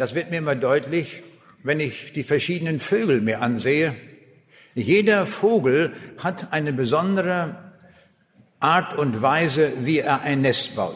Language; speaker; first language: German; native; German